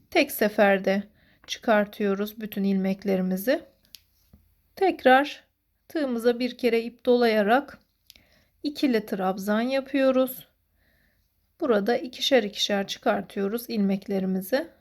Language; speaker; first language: Turkish; native; Turkish